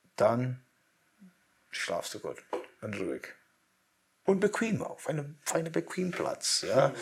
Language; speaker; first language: German; non-native, learner; English